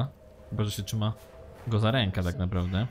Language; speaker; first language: Polish; native; Polish